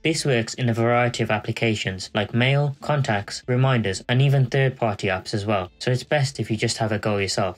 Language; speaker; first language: English; native; English